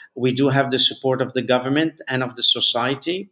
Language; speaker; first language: English; non-native, fluent; Arabic